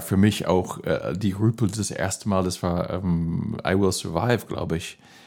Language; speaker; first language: German; non-native, fluent; English